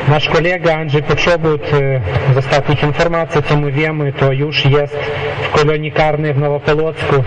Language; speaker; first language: Polish; non-native, local second language; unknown